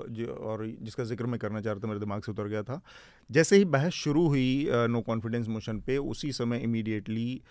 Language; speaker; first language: Hindi; native; Hindi